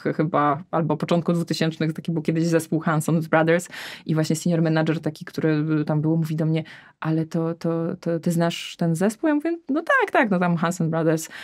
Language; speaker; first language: Polish; native; Polish